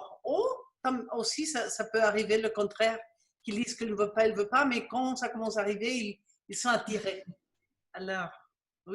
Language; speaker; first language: French; non-native, fluent; Spanish